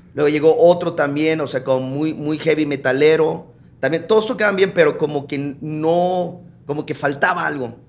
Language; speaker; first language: Spanish; early bilingual, heritage; Spanish